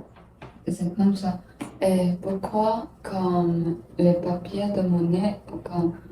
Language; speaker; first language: French; non-native, learner; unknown